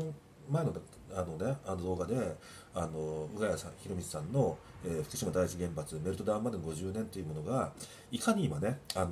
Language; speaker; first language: Japanese; native; Japanese